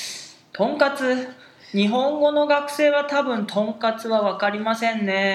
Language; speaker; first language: Japanese; native; Japanese